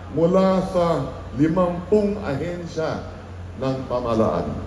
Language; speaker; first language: Filipino; native; Filipino